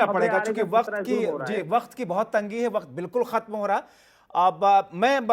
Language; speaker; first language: Hindi; native; Hindi